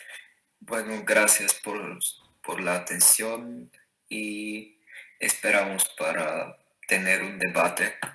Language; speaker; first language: Spanish; non-native, learner; Bulgarian